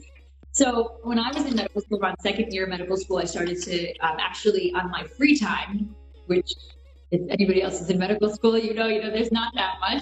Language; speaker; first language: English; native; English